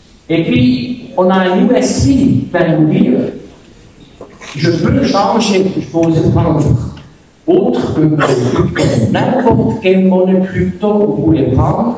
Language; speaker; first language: French; non-native, fluent; German